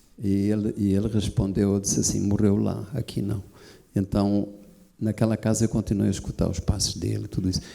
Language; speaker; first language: Portuguese; native; Portuguese